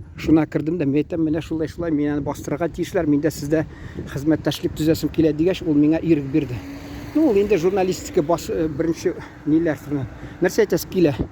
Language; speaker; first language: Tatar; native; Tatar